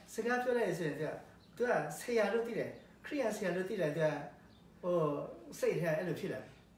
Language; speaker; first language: Burmese; non-native, local second language; S'gaw Karen